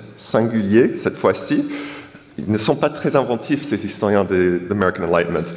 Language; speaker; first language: French; non-native, fluent; English